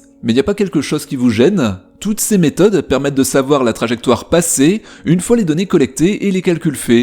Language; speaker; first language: French; native; French